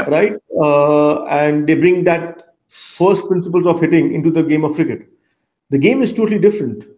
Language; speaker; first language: English; non-native, local second language; Bangla